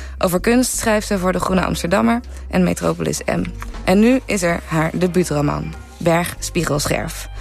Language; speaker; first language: Dutch; native; Dutch